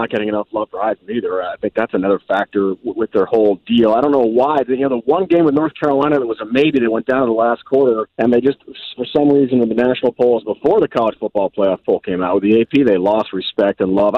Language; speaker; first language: English; native; English